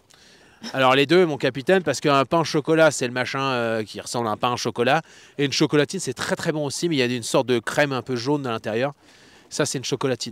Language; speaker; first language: French; native; French